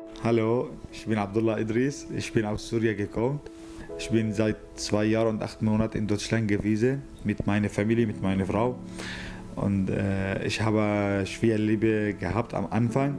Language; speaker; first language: German; non-native, learner; Arabic